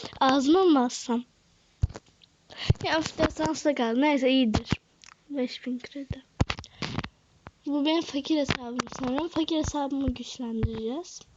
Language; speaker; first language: Turkish; native; Turkish